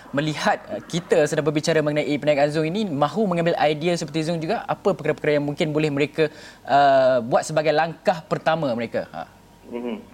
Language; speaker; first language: Malay; native; Malay